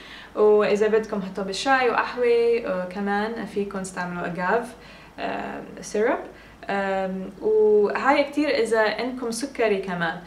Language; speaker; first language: Arabic; early bilingual, heritage; English